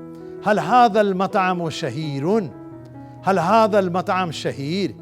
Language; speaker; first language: Arabic; non-native, fluent; Hindi